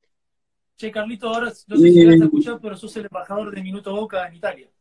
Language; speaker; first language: Spanish; native; Spanish